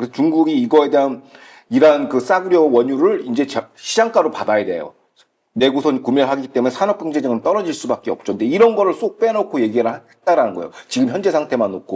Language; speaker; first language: Korean; native; Korean